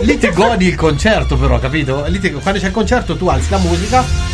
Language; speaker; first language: Italian; native; Italian